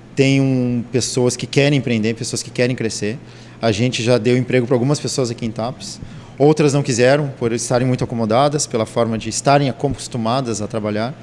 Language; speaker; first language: Portuguese; native; Portuguese